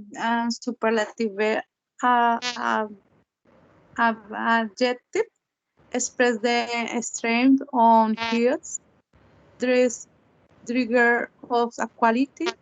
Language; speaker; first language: English; non-native, learner; Spanish